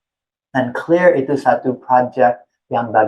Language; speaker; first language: Indonesian; non-native, fluent; English